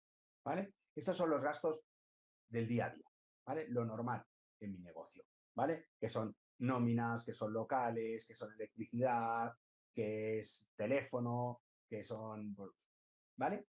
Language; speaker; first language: Spanish; native; Spanish